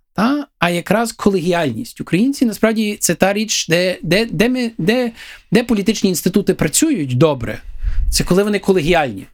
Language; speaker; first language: Ukrainian; early bilingual, heritage; Ukrainian